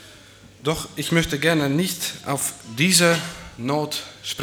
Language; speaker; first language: German; non-native, fluent; Dutch